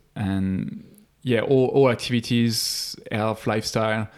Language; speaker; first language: English; non-native, fluent; French